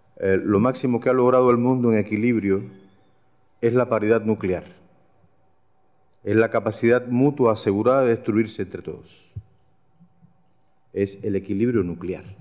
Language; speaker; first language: Spanish; native; Spanish